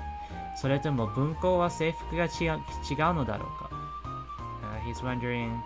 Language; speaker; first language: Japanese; non-native, fluent; English